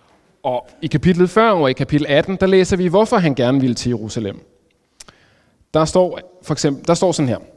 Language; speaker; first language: Danish; native; Danish